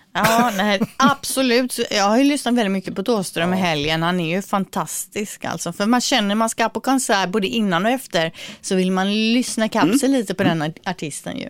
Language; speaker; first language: Swedish; native; Swedish